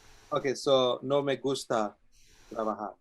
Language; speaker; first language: Spanish; non-native, learner; English